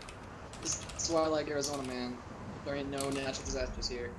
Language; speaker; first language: English; native; English